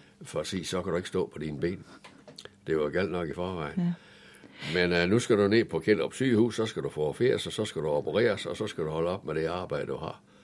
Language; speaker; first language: Danish; native; Danish